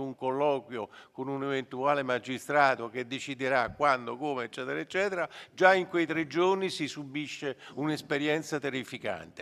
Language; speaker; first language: Italian; native; Italian